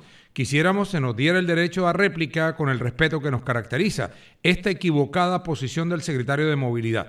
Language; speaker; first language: Spanish; native; Spanish